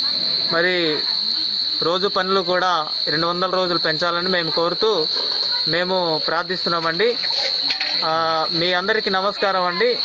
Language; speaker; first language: Telugu; native; Telugu